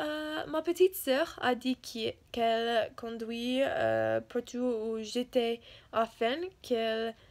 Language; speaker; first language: French; non-native, learner; English